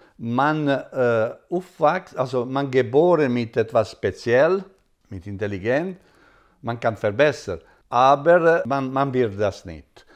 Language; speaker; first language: German; non-native, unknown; Italian